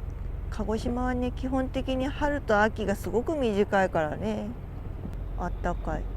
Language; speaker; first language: Japanese; native; Japanese